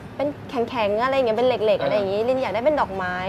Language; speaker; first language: Thai; early bilingual, other home language; English